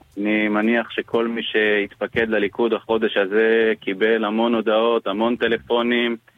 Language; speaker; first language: Hebrew; native; Hebrew